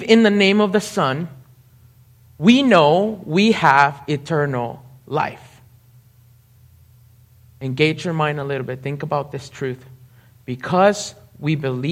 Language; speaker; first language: English; non-native, fluent; Spanish